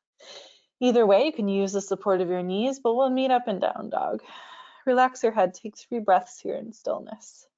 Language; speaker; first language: English; native; English